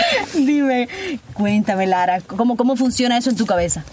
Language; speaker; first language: Spanish; native; Spanish